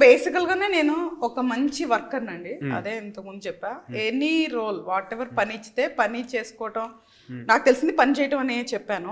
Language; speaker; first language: Telugu; native; Telugu